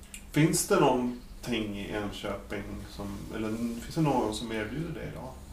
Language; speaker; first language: Swedish; native; Swedish